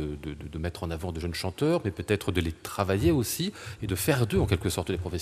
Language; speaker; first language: French; native; French